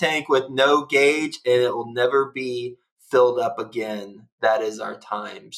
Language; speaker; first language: English; native; English